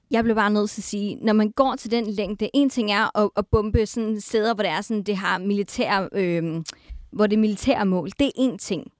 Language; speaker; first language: Danish; native; Danish